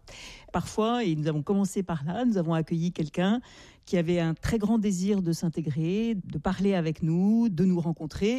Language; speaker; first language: French; native; French